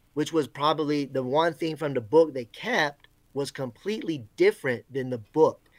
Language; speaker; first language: English; native; English